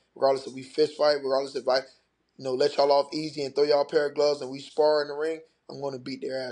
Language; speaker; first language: English; native; English